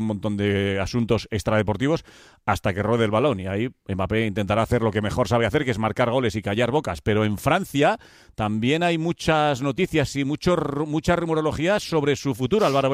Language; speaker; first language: Spanish; native; Spanish